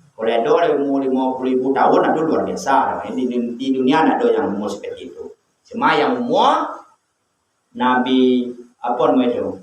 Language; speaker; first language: Malay; non-native, local second language; Minangkabau